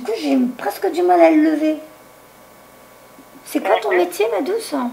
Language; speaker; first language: French; native; French